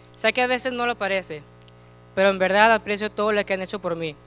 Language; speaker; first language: Spanish; early bilingual, heritage; Spanish